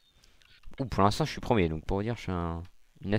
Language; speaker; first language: French; native; French